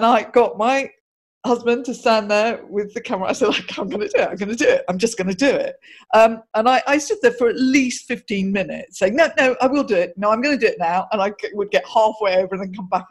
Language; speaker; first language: English; native; English